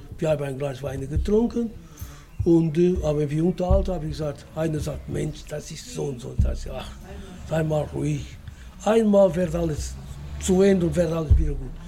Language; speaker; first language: German; non-native, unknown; Portuguese